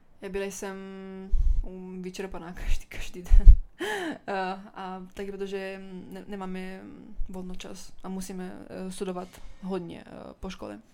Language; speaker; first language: Czech; non-native, learner; Italian